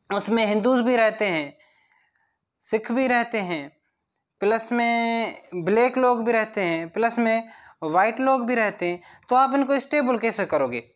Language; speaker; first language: Urdu; non-native, local second language; Sindhi